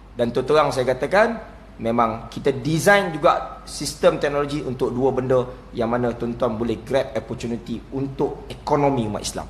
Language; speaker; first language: Malay; native; Malay